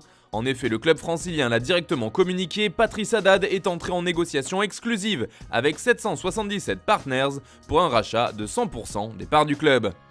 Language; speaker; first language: French; native; French